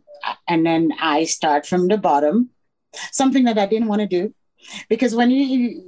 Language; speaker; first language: English; non-native, fluent; French